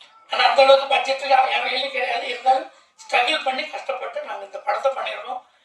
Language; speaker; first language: Tamil; non-native, local second language; Malayalam